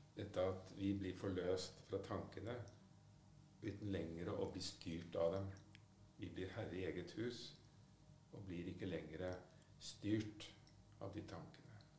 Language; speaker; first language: Norwegian; native; Norwegian